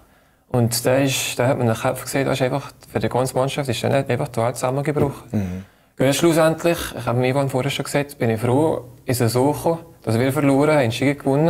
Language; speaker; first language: German; native; German